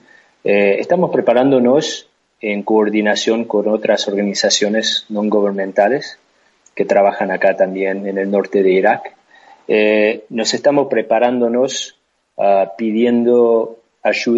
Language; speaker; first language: Spanish; non-native, fluent; English